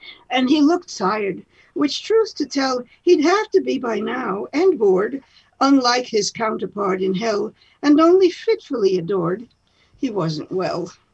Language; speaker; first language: English; early bilingual, other home language; Spanish